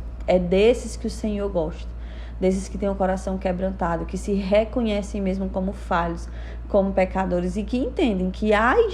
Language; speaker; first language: Portuguese; native; Portuguese